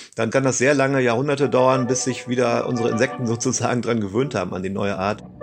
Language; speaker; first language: German; native; German